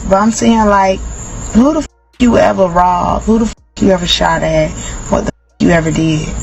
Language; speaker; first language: English; native; English